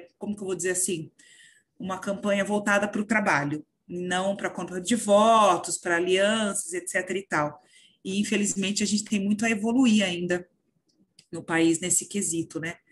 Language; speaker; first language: Portuguese; native; Portuguese